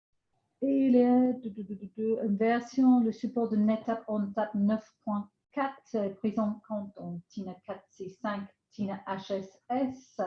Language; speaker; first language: French; non-native, fluent; English